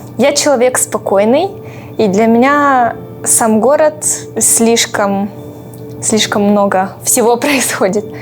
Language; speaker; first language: Russian; native; Russian